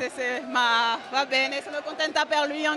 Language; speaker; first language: Italian; non-native, learner; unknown